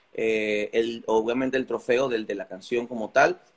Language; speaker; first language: Spanish; native; Spanish